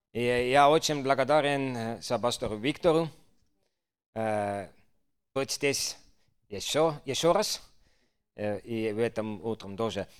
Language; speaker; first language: Russian; non-native, learner; Estonian